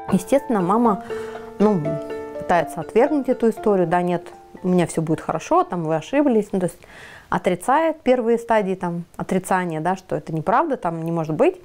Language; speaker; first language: Russian; native; Russian